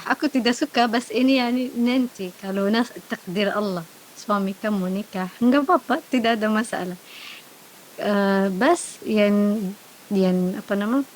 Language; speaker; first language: Indonesian; non-native, learner; Arabic